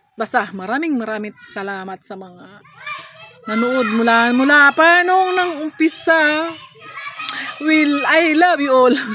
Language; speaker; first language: Filipino; non-native, local second language; Hiligaynon